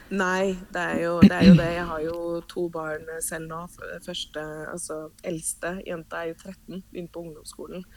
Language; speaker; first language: Norwegian; early bilingual, other home language; Spanish